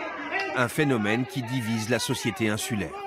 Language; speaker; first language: French; native; French